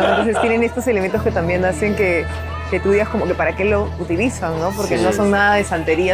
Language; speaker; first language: Spanish; native; Spanish